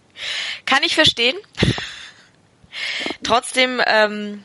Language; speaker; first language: German; native; German